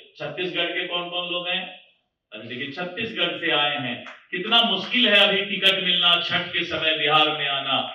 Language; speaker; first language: Hindi; native; Hindi